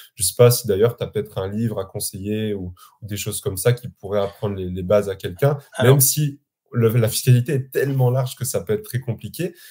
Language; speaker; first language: French; native; French